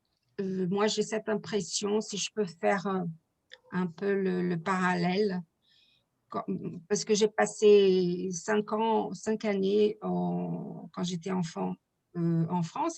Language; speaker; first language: French; non-native, fluent; Portuguese